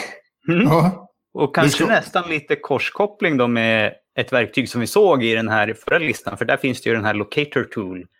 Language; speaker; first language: Swedish; native; Swedish